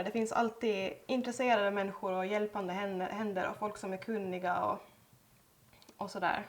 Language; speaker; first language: Swedish; native; Swedish